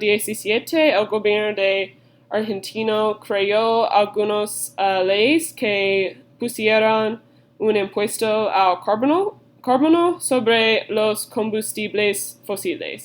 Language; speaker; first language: Spanish; non-native, learner; English